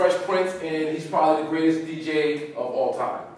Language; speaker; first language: English; native; English